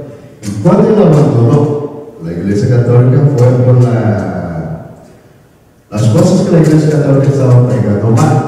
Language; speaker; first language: Spanish; non-native, learner; Korean